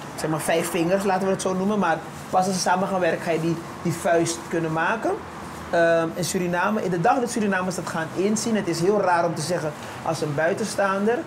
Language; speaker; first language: Dutch; early bilingual, other home language; Papiamento